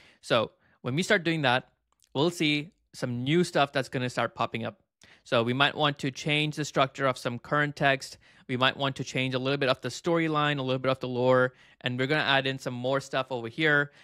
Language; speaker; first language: English; native; English